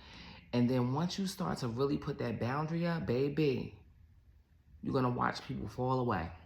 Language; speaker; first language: English; native; English